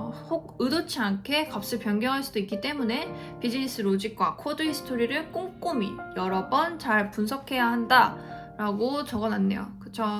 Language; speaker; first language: Korean; native; Korean